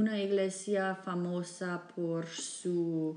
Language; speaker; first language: Spanish; non-native, fluent; English